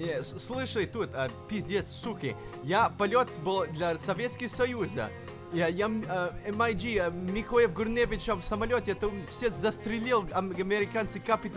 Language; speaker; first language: Russian; early bilingual, heritage; Russian